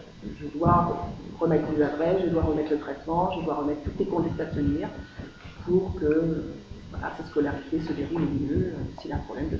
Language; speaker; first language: French; native; French